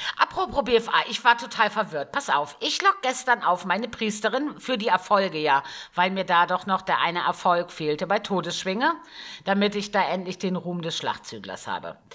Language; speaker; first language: German; native; German